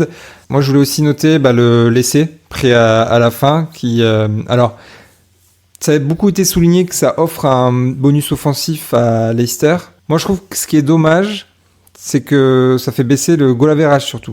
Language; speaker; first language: French; native; French